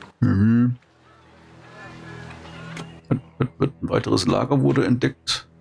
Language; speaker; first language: German; native; German